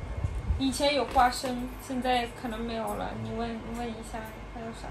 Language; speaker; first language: Chinese; non-native, fluent; Italian